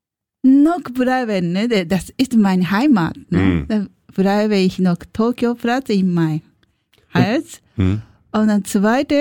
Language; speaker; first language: German; non-native, learner; Japanese